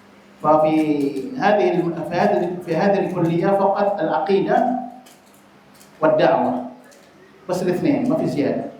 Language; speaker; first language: Arabic; non-native, fluent; Indonesian